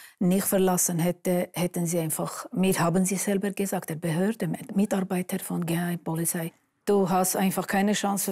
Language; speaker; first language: German; non-native, fluent; Armenian